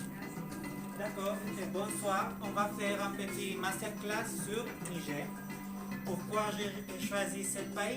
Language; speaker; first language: French; non-native, learner; Spanish